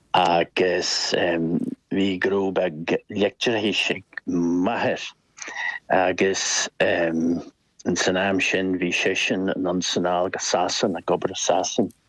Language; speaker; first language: Irish; non-native, local second language; English